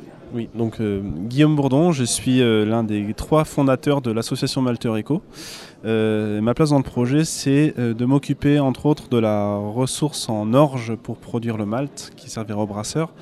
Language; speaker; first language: French; native; French